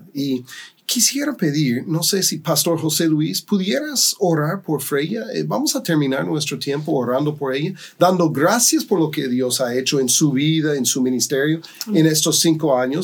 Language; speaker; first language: Spanish; non-native, fluent; English